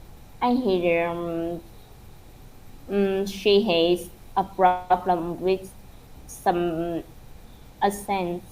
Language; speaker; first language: English; non-native, learner; Vietnamese